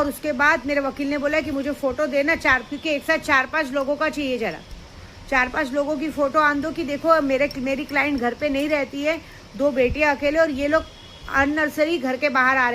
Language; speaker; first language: Hindi; native; Hindi